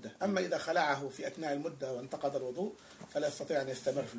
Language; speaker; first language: Arabic; native; Arabic